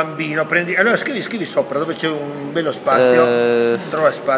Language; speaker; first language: Italian; native; Italian